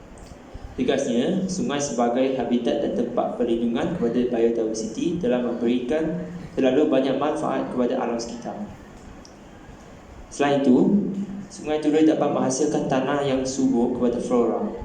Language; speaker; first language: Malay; non-native, local second language; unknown